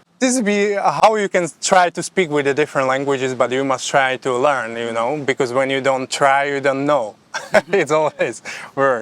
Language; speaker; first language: English; non-native, fluent; Slovak